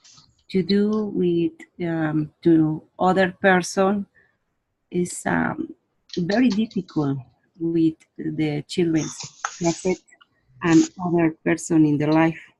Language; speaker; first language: English; non-native, learner; Spanish